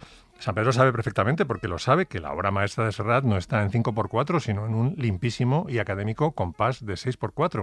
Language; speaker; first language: Spanish; native; Spanish